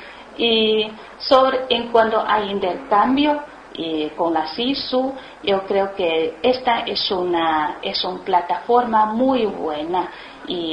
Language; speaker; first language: Spanish; non-native, learner; Chinese